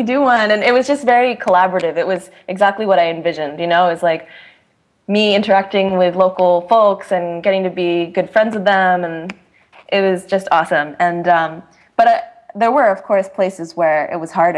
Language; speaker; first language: English; native; English